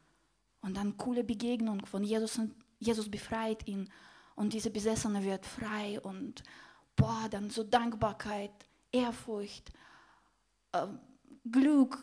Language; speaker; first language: German; non-native, fluent; Russian